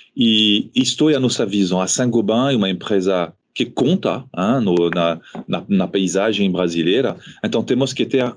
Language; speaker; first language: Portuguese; non-native, fluent; French